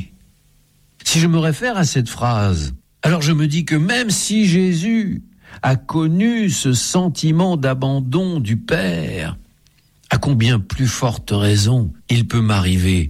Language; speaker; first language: French; native; French